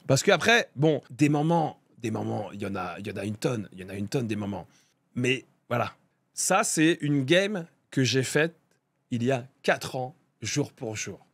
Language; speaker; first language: French; native; French